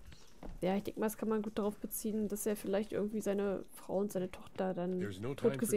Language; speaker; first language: German; native; German